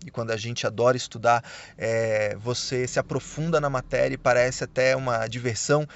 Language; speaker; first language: Portuguese; native; Portuguese